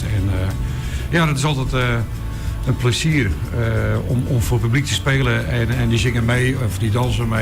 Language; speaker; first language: Dutch; native; Dutch